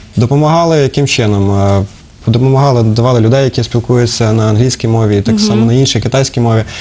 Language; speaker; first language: Ukrainian; native; Ukrainian